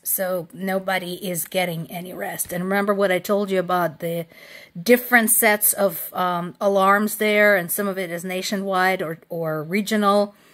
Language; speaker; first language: English; non-native, fluent; Russian